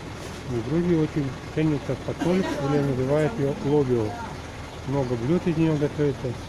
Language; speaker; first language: Russian; native; Russian